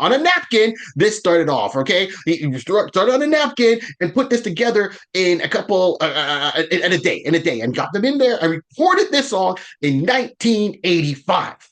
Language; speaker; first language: English; native; English